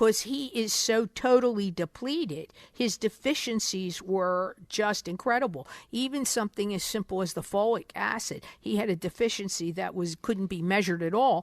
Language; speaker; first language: English; native; English